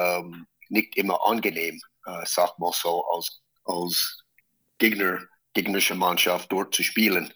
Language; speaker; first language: German; non-native, fluent; English